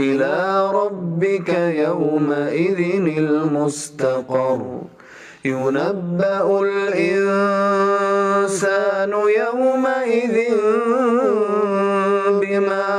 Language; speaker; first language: Arabic; native; Arabic